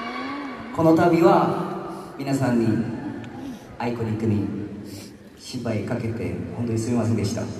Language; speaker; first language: Japanese; non-native, learner; Korean